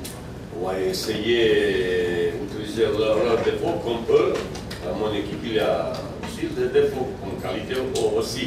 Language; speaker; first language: French; non-native, fluent; Bosnian